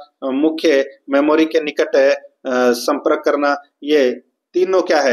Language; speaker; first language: Hindi; native; Hindi